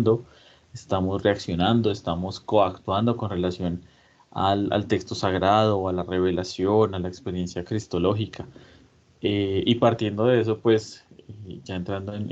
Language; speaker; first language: Spanish; native; Spanish